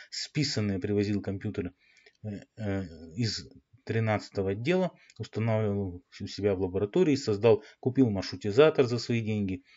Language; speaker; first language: Russian; native; Russian